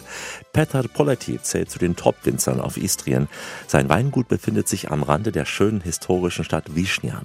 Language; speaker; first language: German; native; German